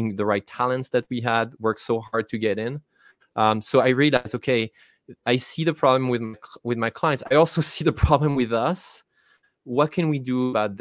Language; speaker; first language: English; non-native, fluent; French